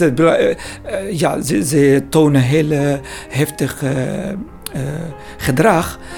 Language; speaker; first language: Dutch; non-native, learner; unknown